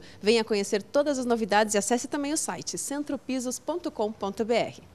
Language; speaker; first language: Portuguese; native; Portuguese